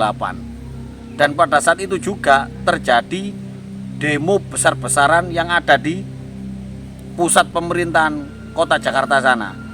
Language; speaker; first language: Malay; non-native, local second language; Javanese